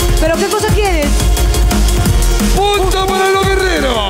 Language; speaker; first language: Spanish; native; Spanish